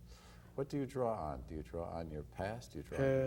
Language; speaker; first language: English; native; English